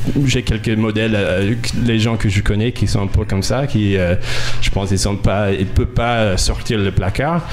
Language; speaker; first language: French; non-native, fluent; English